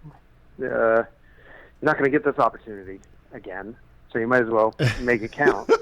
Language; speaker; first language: English; native; English